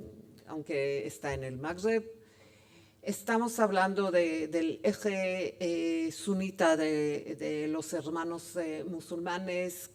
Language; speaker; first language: Spanish; non-native, fluent; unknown